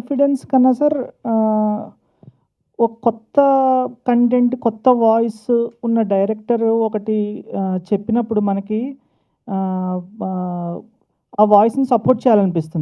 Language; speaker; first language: Telugu; native; Telugu